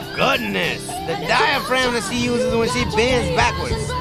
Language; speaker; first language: English; native; English